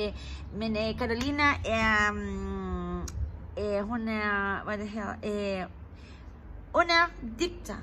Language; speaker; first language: Danish; non-native, learner; Spanish